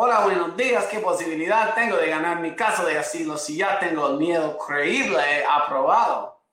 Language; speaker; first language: Spanish; non-native, fluent; English